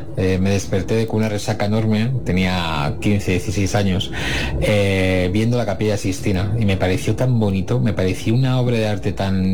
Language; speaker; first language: Spanish; native; Spanish